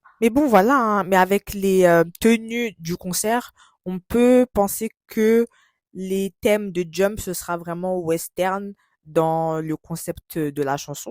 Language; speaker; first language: French; native; French